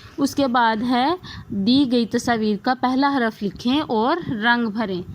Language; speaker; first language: Urdu; non-native, local second language; Punjabi